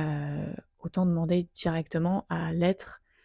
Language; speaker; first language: French; native; French